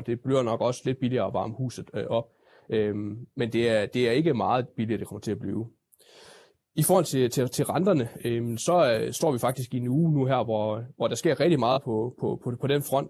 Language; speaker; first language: Danish; native; Danish